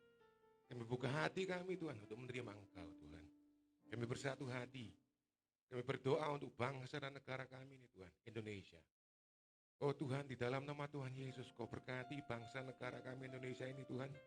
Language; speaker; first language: Indonesian; native; Indonesian